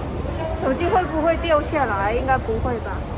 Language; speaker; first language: Chinese; non-native, local second language; Cantonese